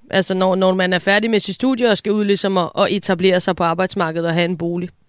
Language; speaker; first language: Danish; native; Danish